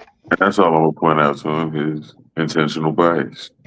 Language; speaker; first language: English; native; English